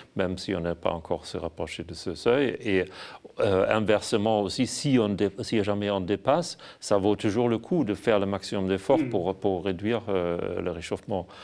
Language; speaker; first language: French; non-native, fluent; German